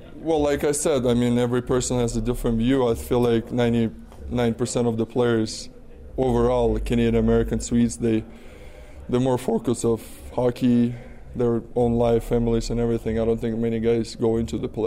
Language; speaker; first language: English; non-native, fluent; Russian